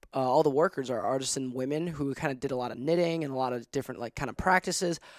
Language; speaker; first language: English; non-native, local second language; Cantonese